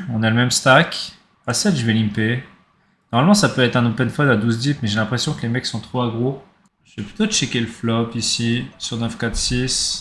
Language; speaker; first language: French; native; French